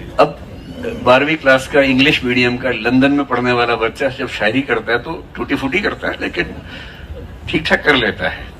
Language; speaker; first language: Hindi; native; Hindi